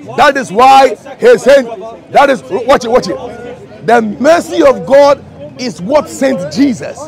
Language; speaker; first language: English; non-native, local second language; Ga